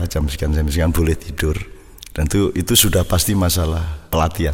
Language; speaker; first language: Indonesian; non-native, local second language; Javanese